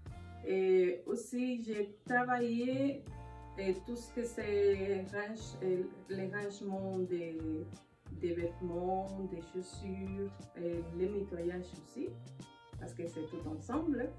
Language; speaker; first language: French; non-native, learner; Spanish